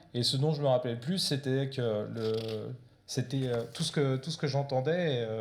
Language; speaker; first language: French; early bilingual, other home language; Portuguese